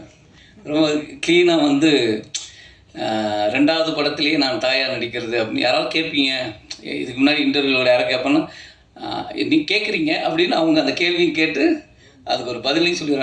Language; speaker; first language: Tamil; native; Tamil